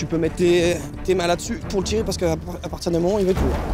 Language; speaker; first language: French; native; French